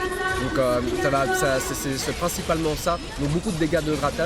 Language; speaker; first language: French; native; French